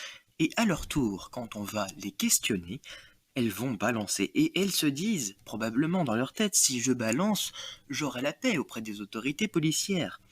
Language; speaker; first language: French; native; French